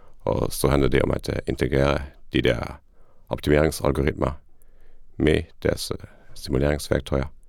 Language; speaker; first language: Danish; non-native, fluent; Luxembourgish